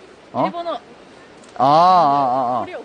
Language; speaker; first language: Korean; non-native, learner; Japanese